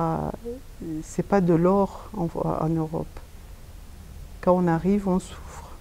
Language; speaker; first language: French; non-native, local second language; Kinyarwanda